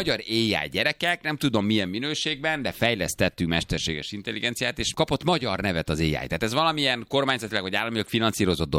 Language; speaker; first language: Hungarian; native; Hungarian